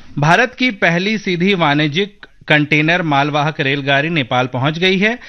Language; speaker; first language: Hindi; native; Hindi